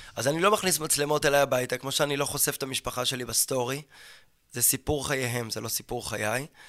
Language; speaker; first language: Hebrew; native; Hebrew